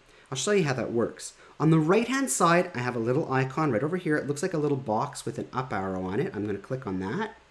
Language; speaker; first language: English; native; English